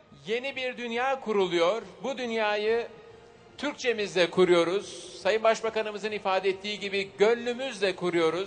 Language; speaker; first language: Turkish; native; Turkish